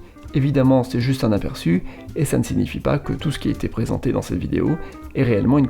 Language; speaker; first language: French; native; French